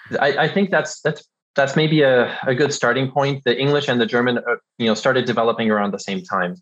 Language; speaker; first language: English; early bilingual, other home language; German